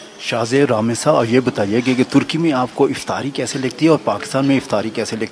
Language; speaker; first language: Urdu; native; Urdu